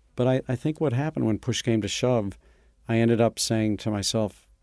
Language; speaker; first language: English; native; English